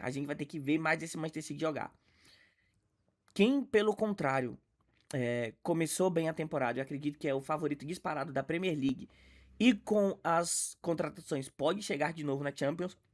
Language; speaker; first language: Portuguese; native; Portuguese